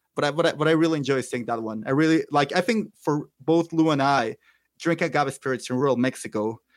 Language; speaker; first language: English; non-native, fluent; Spanish